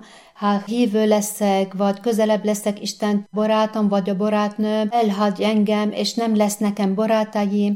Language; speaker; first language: Hungarian; non-native, learner; Arabic